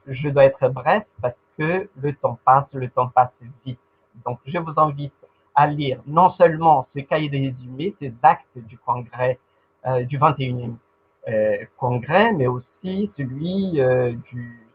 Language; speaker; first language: French; non-native, fluent; Portuguese